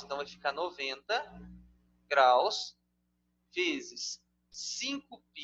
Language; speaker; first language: Portuguese; native; Portuguese